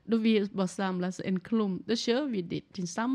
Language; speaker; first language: Swedish; non-native, learner; Thai